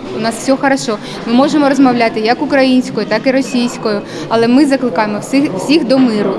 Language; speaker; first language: Ukrainian; non-native, local second language; Russian